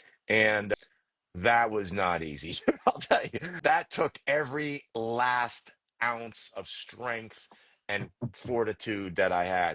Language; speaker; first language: English; native; English